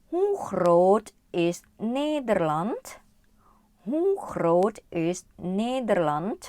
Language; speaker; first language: Dutch; non-native, learner; Thai